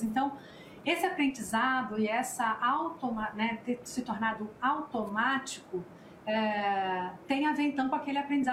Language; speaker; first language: Portuguese; native; Portuguese